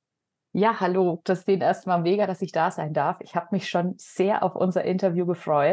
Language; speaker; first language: German; native; German